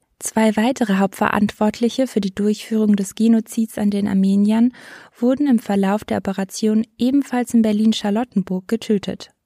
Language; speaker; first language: German; native; German